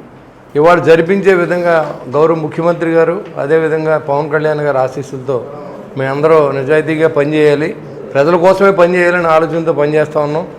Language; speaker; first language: Telugu; native; Telugu